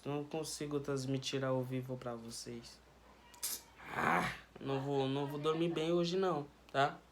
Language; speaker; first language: Portuguese; non-native, learner; Haitian Creole